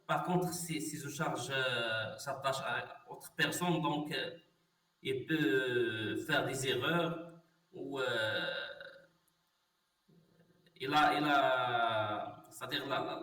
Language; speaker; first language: French; non-native, local second language; Arabic